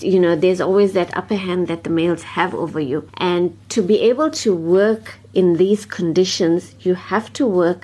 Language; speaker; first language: English; native; English